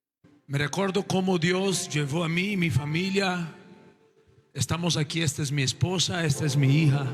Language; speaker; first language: Spanish; non-native, local second language; Portuguese